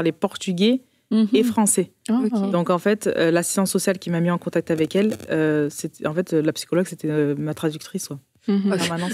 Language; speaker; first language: French; early bilingual, other home language; Portuguese